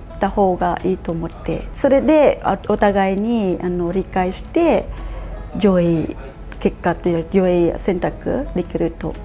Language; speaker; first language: Japanese; non-native, fluent; Khmer